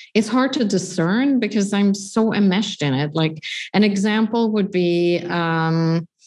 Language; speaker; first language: English; non-native, fluent; Swedish